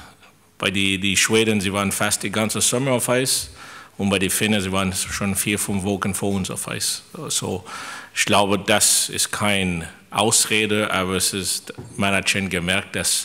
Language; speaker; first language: German; non-native, fluent; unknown